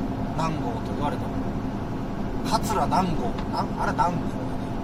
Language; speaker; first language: Japanese; native; Japanese